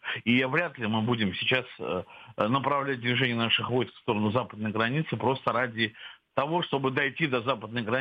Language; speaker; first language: Russian; native; Russian